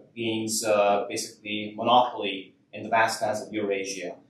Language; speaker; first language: English; non-native, fluent; Hungarian